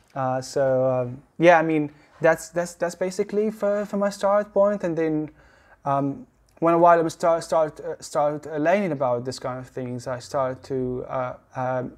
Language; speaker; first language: English; non-native, learner; Arabic